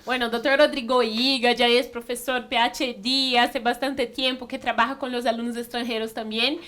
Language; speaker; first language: Spanish; non-native, fluent; Portuguese